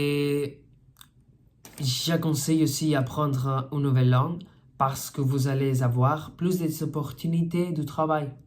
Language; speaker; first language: French; non-native, fluent; Spanish